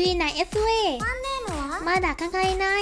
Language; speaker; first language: Japanese; non-native, learner; Thai